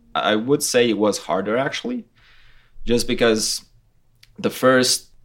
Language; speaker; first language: English; non-native, fluent; Latvian